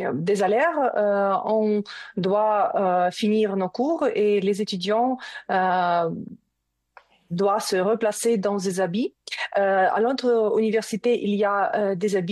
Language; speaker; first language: French; non-native, learner; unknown